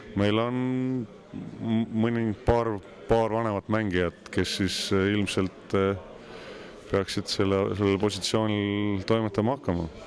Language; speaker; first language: Estonian; native; Estonian